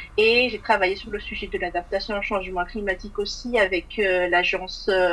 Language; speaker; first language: French; non-native, local second language; Malagasy